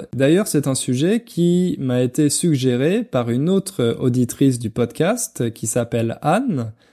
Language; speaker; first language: French; native; French